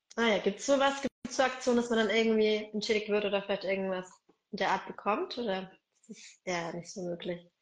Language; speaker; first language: German; native; German